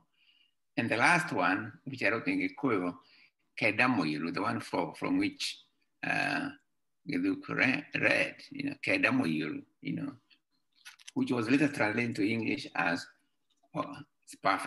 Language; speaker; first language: English; non-native, local second language; Kikuyu